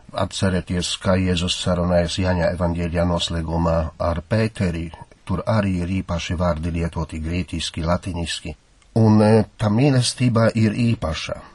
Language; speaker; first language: Latvian; non-native, fluent; Polish